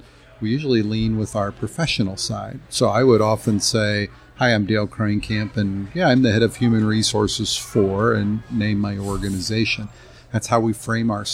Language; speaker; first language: English; native; English